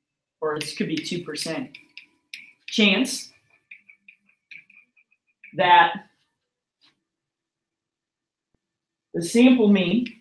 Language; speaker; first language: English; native; English